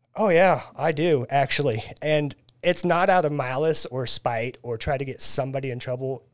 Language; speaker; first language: English; native; English